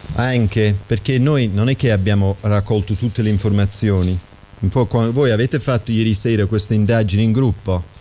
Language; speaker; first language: Italian; non-native, fluent; English